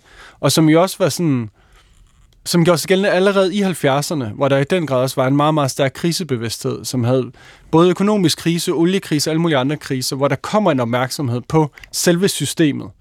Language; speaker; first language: Danish; native; Danish